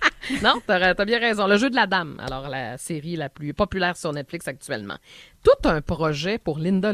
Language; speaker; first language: French; native; French